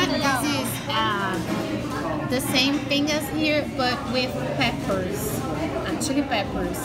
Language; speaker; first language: English; non-native, learner; Portuguese